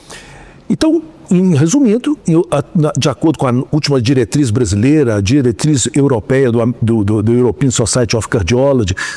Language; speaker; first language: Portuguese; native; Portuguese